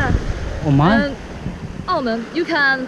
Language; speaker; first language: English; non-native, learner; Chinese